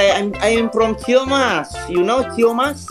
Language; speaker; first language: English; non-native, learner; Indonesian